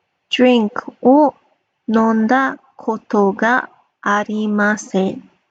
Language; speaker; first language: Japanese; non-native, fluent; English